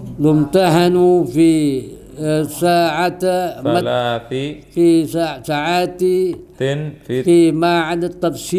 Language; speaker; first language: Arabic; non-native, learner; Indonesian